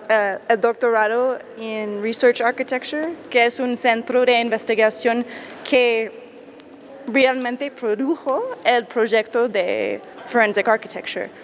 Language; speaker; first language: Spanish; non-native, fluent; English